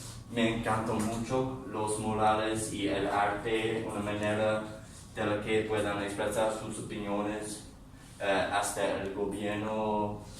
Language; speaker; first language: Spanish; non-native, learner; English